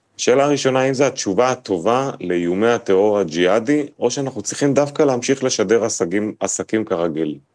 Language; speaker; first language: Hebrew; native; Hebrew